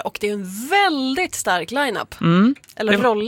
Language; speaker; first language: Swedish; native; Swedish